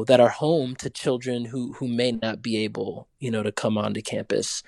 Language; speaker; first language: English; native; English